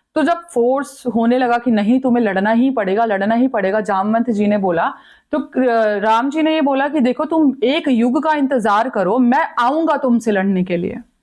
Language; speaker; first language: Hindi; native; Hindi